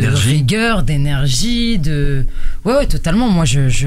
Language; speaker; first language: French; native; French